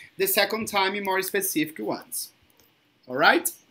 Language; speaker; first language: English; non-native, fluent; Portuguese